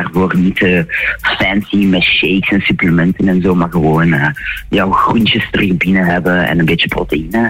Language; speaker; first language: Dutch; native; Dutch